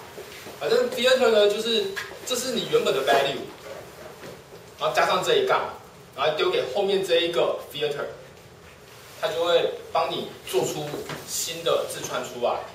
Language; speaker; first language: Chinese; native; Chinese